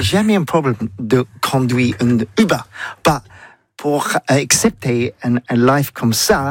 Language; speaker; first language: French; non-native, learner; English